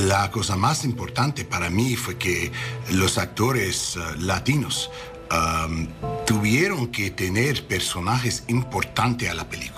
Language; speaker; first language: Spanish; non-native, learner; English